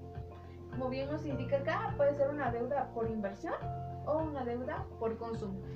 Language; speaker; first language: Spanish; native; Spanish